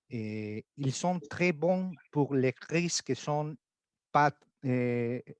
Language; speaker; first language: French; non-native, learner; Spanish